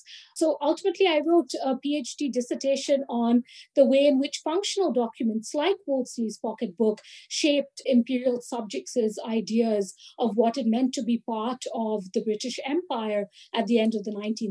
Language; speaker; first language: English; non-native, local second language; Bangla